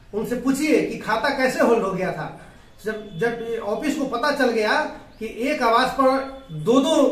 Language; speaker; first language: Hindi; native; Hindi